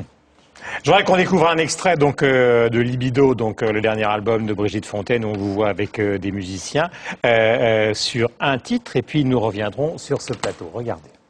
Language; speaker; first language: French; native; French